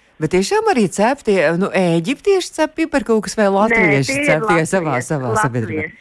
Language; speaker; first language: Latvian; native; Latvian